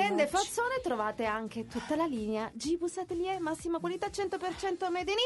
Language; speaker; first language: Italian; native; Italian